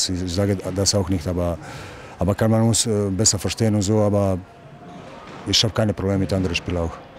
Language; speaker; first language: German; non-native, learner; Croatian